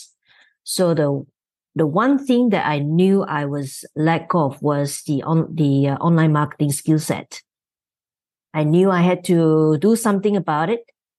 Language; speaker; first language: English; non-native, local second language; Chinese